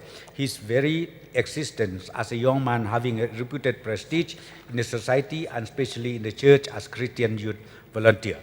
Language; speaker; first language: English; non-native, local second language; Khasi